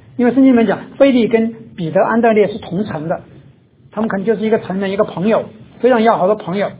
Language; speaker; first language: Chinese; native; Chinese